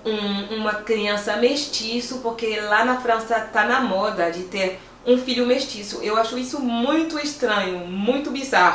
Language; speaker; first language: Portuguese; non-native, fluent; French